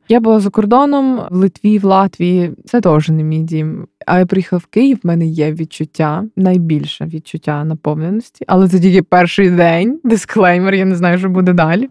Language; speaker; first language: Ukrainian; native; Ukrainian